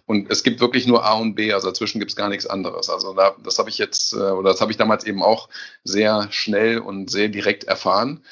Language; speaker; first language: German; native; German